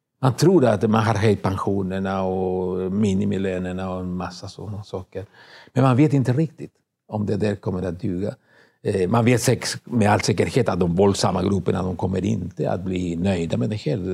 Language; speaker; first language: Swedish; non-native, fluent; Spanish